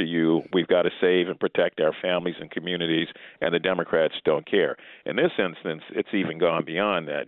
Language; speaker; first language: English; native; English